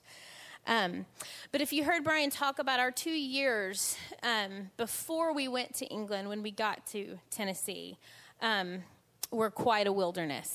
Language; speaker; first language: English; native; English